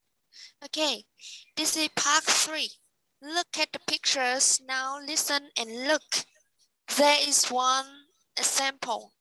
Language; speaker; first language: English; non-native, fluent; Vietnamese